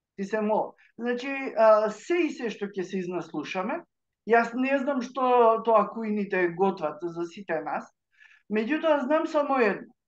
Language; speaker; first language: Macedonian; native; Macedonian